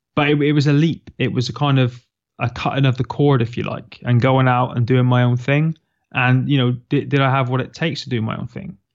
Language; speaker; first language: English; native; English